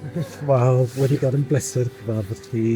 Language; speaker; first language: Welsh; non-native, local second language; English